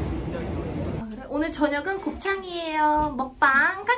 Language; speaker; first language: Korean; early bilingual, heritage; Korean